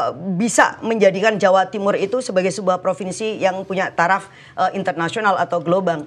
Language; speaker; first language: Indonesian; native; Indonesian